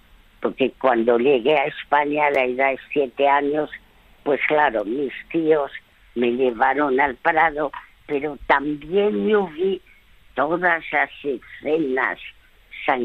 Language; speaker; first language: Spanish; early bilingual, other home language; French